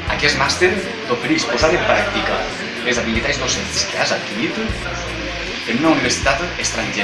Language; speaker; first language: Catalan; native; Catalan